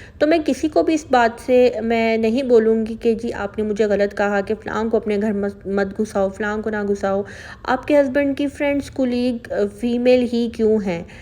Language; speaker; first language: Urdu; native; Urdu